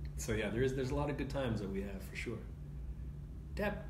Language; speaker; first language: English; native; English